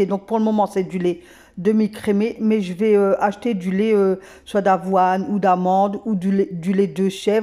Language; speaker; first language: French; native; French